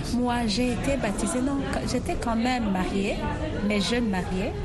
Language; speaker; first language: French; non-native, local second language; Rundi